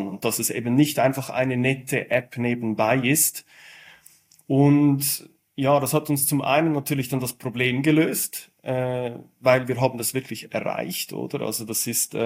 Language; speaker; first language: German; native; German